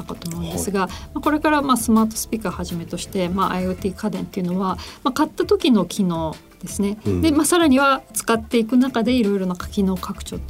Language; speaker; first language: Japanese; native; Japanese